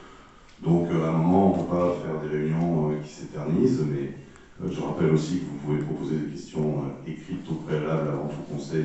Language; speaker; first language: French; native; French